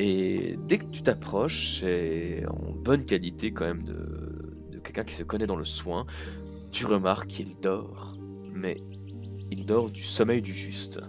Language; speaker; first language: French; native; French